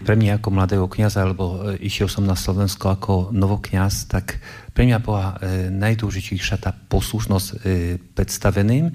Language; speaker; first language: Slovak; non-native, fluent; Polish